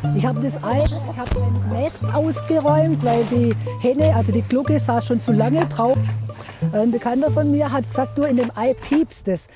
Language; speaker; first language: German; native; German